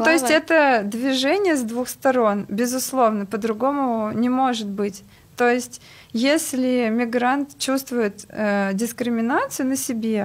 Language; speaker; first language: Russian; native; Russian